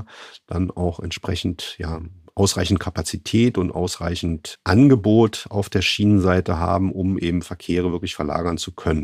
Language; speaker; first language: German; native; German